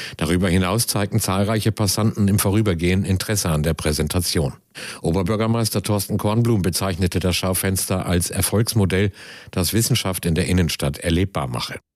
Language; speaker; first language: German; native; German